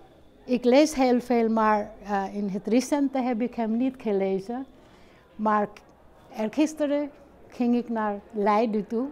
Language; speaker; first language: Dutch; non-native, fluent; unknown